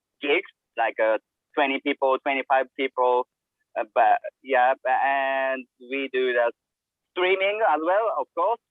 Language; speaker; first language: English; non-native, learner; Japanese